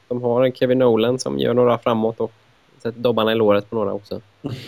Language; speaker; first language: Swedish; native; Swedish